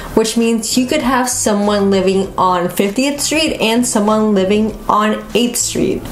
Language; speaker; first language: English; native; English